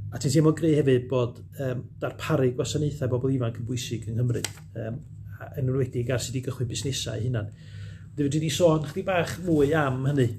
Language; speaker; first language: Welsh; native; Welsh